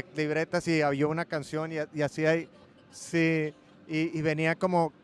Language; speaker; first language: Spanish; native; Spanish